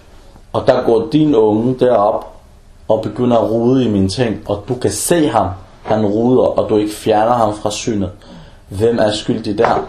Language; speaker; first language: Danish; non-native, fluent; Arabic